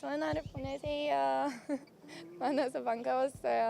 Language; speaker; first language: Korean; non-native, fluent; Swedish